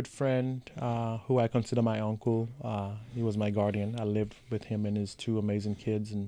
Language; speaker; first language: English; non-native, local second language; Yoruba